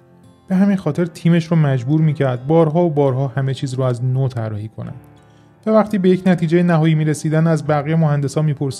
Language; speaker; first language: Persian; native; Persian